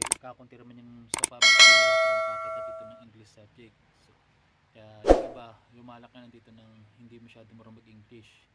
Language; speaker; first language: Filipino; non-native, local second language; Cebuano